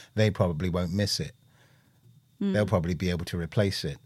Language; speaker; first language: English; native; English